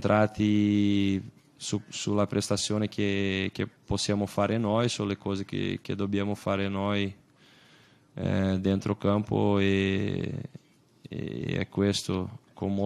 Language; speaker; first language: Italian; non-native, fluent; Portuguese